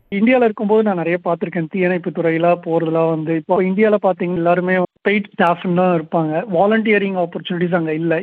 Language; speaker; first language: Tamil; native; Tamil